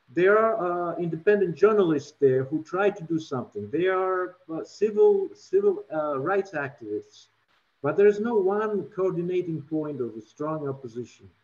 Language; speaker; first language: English; non-native, fluent; Russian